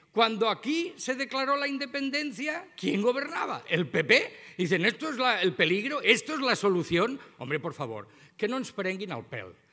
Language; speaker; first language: Spanish; non-native, local second language; Catalan